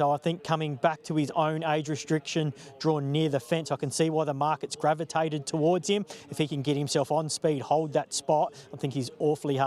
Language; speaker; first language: English; native; English